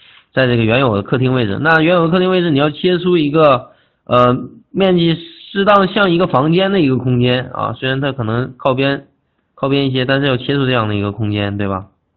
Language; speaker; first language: Chinese; native; Chinese